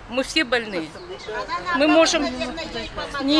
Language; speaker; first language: Russian; native; Russian